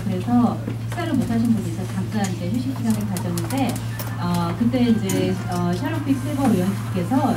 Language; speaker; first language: Korean; native; Korean